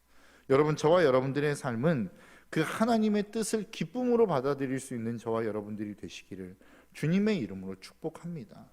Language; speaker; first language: Korean; native; Korean